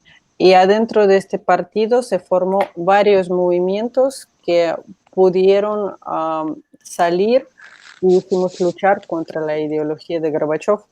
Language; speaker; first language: Spanish; non-native, fluent; Russian